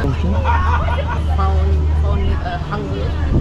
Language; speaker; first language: English; non-native, learner; Indonesian